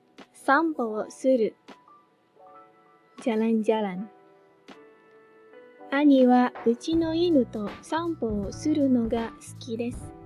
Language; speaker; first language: Japanese; non-native, fluent; Indonesian